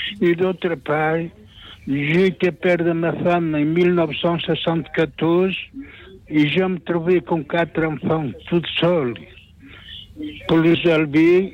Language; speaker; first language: French; non-native, learner; Portuguese